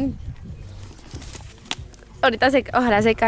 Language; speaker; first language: Spanish; native; Spanish